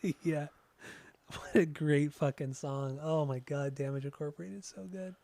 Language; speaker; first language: English; native; English